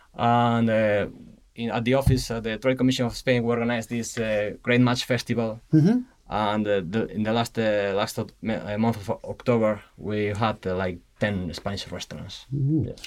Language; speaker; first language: English; non-native, fluent; Spanish